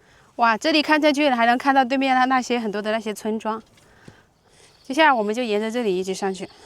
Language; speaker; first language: Chinese; native; Chinese